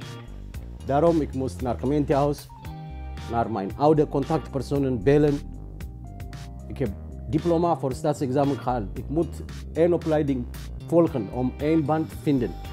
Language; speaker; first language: Dutch; non-native, learner; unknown